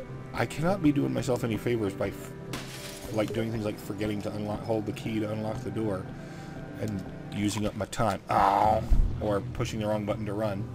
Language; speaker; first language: English; native; English